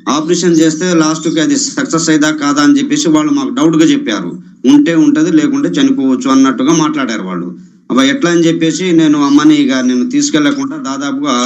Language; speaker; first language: Telugu; non-native, local second language; Lambadi